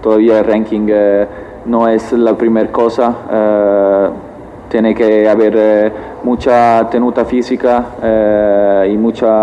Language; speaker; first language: Spanish; non-native, learner; Italian